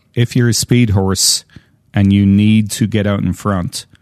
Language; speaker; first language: English; native; English